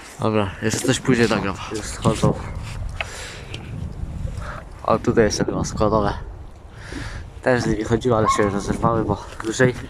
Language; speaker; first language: Polish; native; Polish